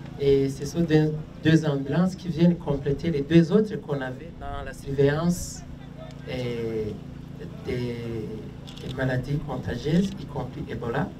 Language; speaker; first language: French; non-native, local second language; Rundi